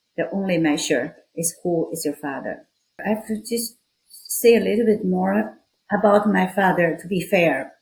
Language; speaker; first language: English; non-native, fluent; Chinese